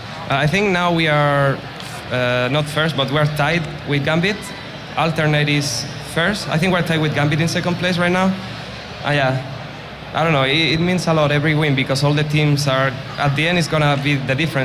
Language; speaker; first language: English; non-native, fluent; Spanish